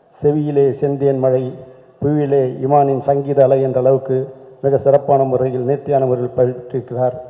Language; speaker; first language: Tamil; native; Tamil